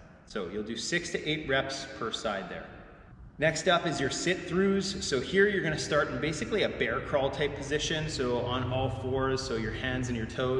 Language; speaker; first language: English; native; English